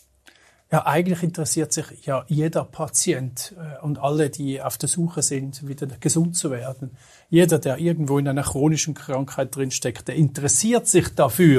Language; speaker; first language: German; native; German